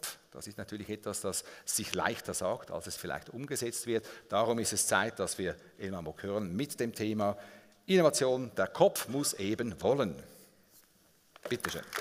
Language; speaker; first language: German; native; German